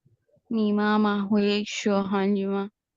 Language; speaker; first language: Chinese; non-native, learner; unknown